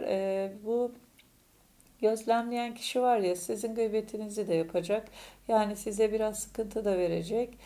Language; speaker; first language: Turkish; native; Turkish